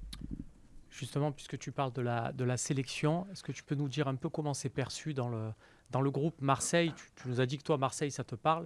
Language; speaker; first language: French; native; French